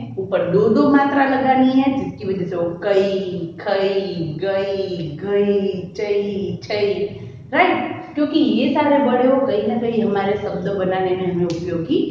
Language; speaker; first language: Hindi; non-native, local second language; Gujarati